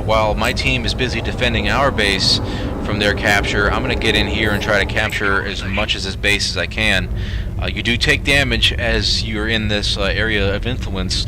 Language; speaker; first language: English; native; English